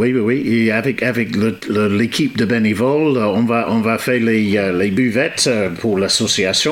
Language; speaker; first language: French; non-native, fluent; English